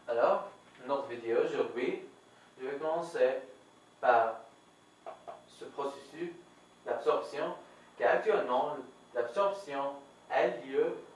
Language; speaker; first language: French; non-native, fluent; Arabic